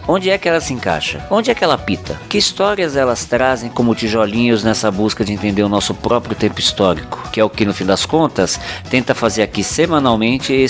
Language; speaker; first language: Portuguese; native; Portuguese